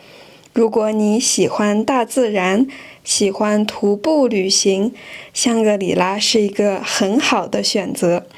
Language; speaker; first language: Chinese; non-native, fluent; French